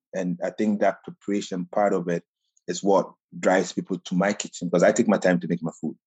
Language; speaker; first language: English; non-native, local second language; Akan